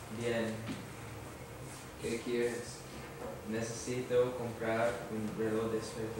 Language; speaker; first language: Spanish; non-native, learner; English